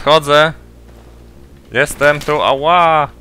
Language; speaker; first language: Polish; native; Polish